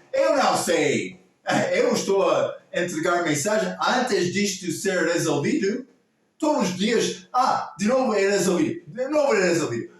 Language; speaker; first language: Portuguese; non-native, local second language; English